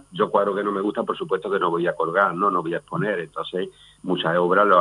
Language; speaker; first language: Spanish; native; Spanish